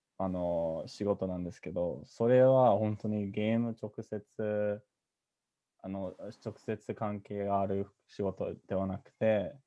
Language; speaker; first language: Japanese; non-native, fluent; English